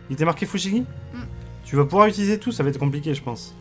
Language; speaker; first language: French; native; French